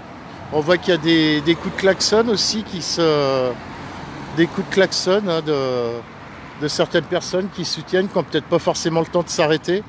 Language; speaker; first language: French; native; French